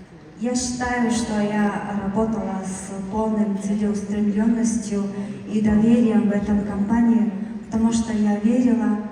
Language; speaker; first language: Russian; non-native, learner; Mongolian